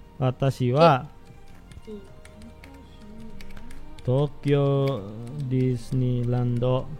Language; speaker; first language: Japanese; non-native, fluent; Indonesian